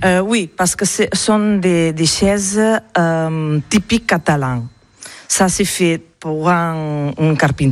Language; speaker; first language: French; non-native, learner; Catalan